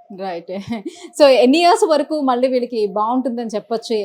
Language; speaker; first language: Telugu; native; Telugu